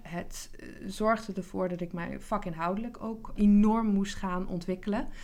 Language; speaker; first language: Dutch; non-native, fluent; English